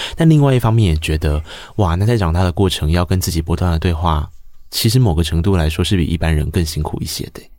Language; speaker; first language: Chinese; native; Chinese